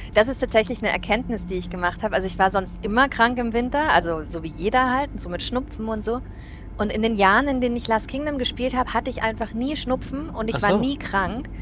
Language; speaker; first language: German; native; German